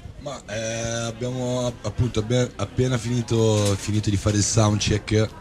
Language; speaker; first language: Italian; native; Italian